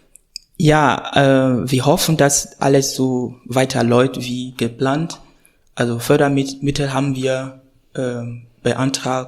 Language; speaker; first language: German; non-native, fluent; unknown